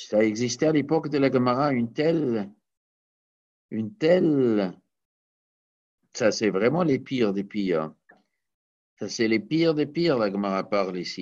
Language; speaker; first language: French; native; French